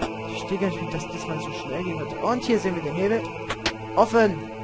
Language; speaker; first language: German; native; German